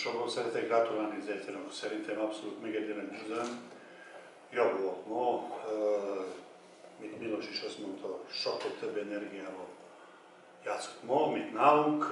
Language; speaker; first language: Hungarian; non-native, learner; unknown